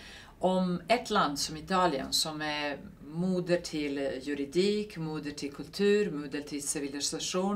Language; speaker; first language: Swedish; non-native, fluent; Serbian